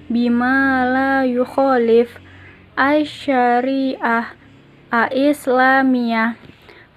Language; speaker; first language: Arabic; non-native, learner; Indonesian